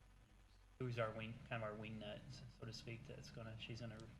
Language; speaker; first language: English; native; English